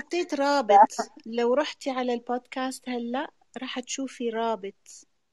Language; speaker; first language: Arabic; native; Arabic